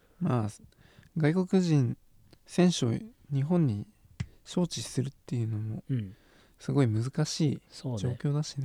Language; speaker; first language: Japanese; native; Japanese